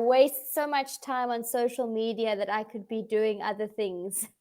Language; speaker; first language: English; non-native, fluent; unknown